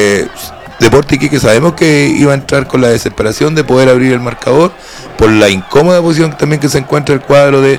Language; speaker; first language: Spanish; native; Spanish